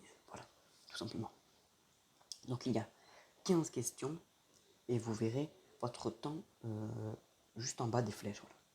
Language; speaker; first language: French; native; French